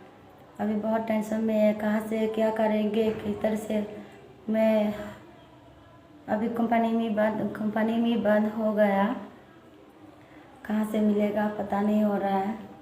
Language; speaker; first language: Hindi; non-native, local second language; Chakma